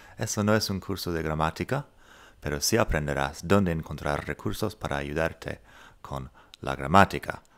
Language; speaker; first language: Spanish; non-native, fluent; English